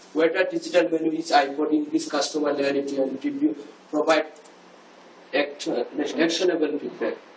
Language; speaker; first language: English; non-native, learner; Bangla